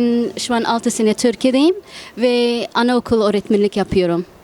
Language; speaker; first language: Turkish; non-native, learner; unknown